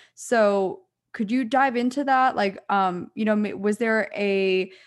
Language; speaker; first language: English; native; English